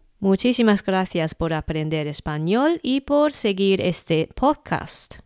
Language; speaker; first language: Spanish; non-native, fluent; Chinese